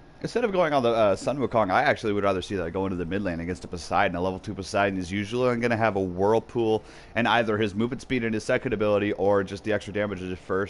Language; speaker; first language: English; native; English